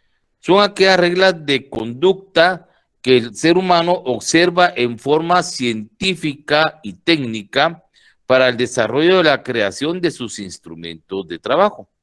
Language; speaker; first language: Spanish; native; Spanish